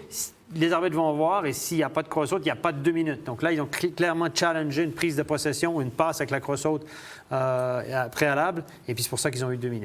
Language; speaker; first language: French; native; French